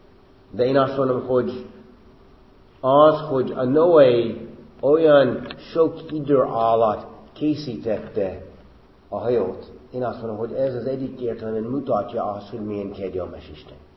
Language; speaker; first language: Hungarian; non-native, fluent; English